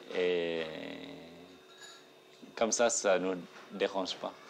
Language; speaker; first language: French; non-native, learner; Thai